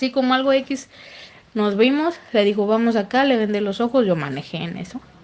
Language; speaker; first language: Spanish; native; Spanish